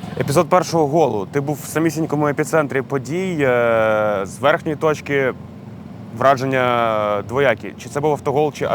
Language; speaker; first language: Ukrainian; native; Ukrainian